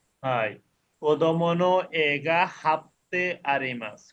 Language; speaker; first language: Japanese; non-native, fluent; Bangla